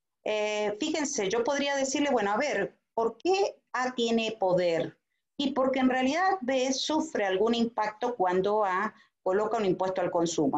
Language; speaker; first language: Spanish; native; Spanish